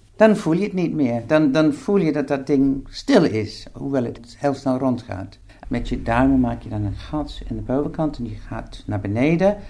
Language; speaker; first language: Dutch; non-native, fluent; English